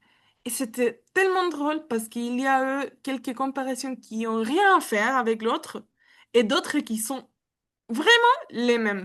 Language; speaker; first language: French; non-native, learner; Spanish